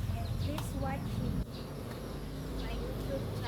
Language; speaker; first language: English; non-native, learner; Filipino